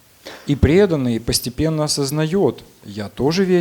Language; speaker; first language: Russian; native; Russian